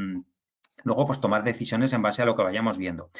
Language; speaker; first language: Spanish; native; Spanish